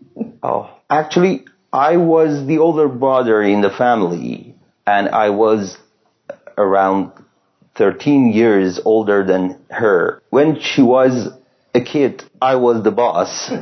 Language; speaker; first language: English; non-native, fluent; Persian